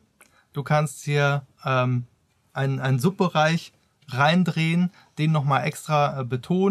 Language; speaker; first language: German; native; German